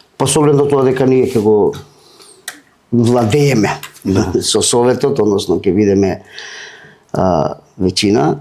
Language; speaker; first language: Macedonian; native; Macedonian